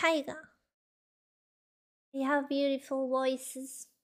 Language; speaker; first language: English; non-native, learner; Spanish